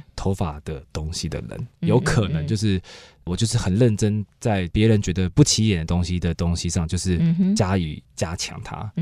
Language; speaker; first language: Chinese; native; Chinese